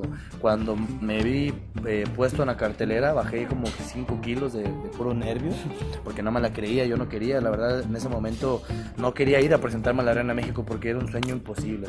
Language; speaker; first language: Spanish; native; Spanish